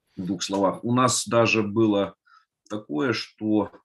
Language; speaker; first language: Russian; native; Russian